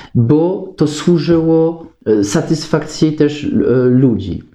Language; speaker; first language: Polish; non-native, fluent; French